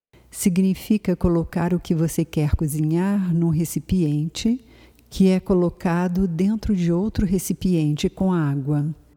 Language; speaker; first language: Portuguese; native; Portuguese